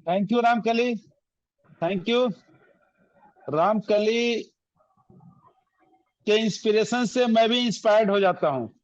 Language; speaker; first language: Hindi; native; Hindi